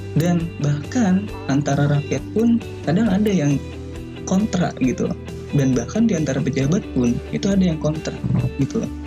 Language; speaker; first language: Indonesian; native; Indonesian